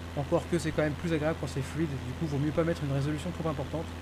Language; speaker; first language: French; native; French